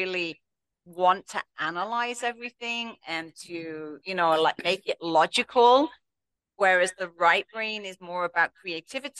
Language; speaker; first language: English; native; English